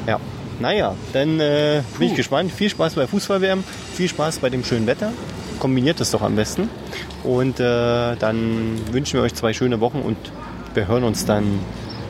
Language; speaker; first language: German; native; German